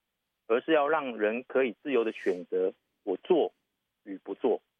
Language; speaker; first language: Chinese; native; Chinese